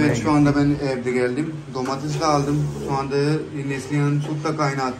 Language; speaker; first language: Turkish; non-native, learner; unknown